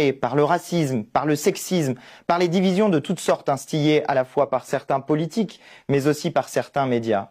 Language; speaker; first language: French; native; French